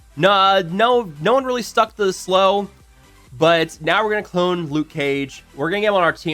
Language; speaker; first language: English; native; English